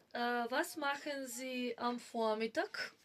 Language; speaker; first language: German; non-native, fluent; Macedonian